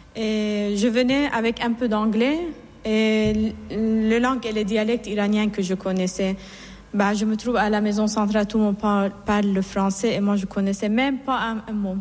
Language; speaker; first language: French; non-native, fluent; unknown